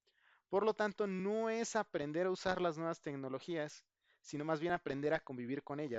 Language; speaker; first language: Spanish; native; Spanish